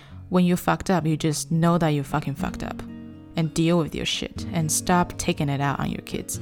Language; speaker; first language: English; non-native, fluent; Chinese